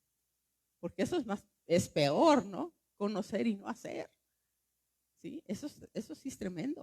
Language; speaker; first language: Spanish; native; Spanish